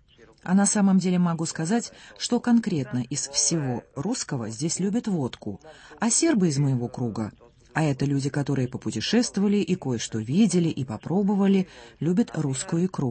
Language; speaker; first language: Russian; early bilingual, heritage; Russian